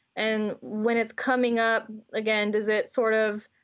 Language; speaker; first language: English; native; English